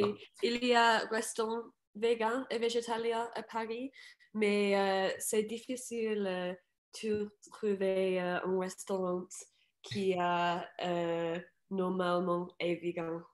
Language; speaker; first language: French; non-native, learner; English